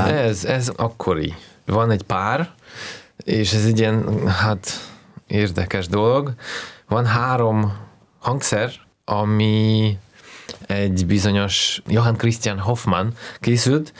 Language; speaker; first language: Hungarian; non-native, fluent; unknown